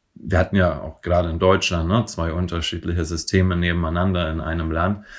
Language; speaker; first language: German; native; German